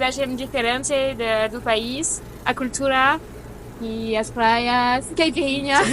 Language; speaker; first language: Portuguese; non-native, learner; French